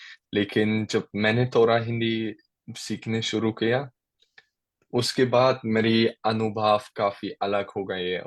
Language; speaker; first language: Hindi; non-native, learner; German